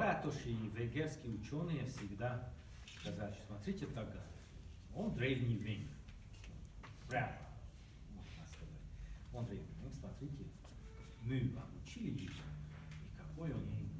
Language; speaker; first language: Russian; non-native, learner; Hungarian